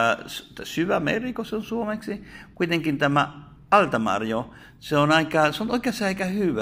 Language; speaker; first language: Finnish; non-native, fluent; Spanish